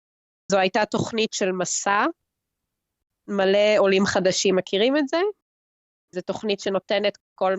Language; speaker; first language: Hebrew; early bilingual, heritage; Hebrew